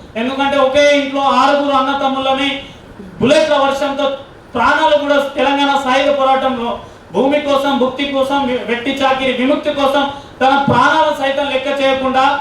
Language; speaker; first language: Telugu; non-native, local second language; Lambadi